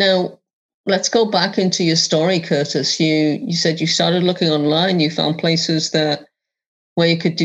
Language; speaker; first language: English; native; English